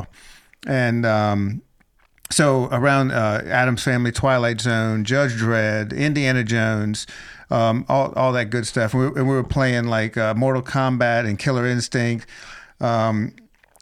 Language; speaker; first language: English; native; English